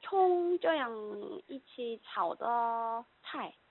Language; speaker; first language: Chinese; non-native, learner; Korean